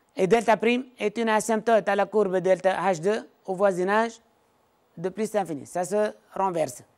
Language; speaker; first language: French; non-native, local second language; Arabic